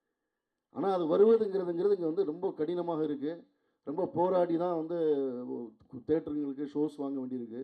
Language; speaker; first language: Tamil; native; Tamil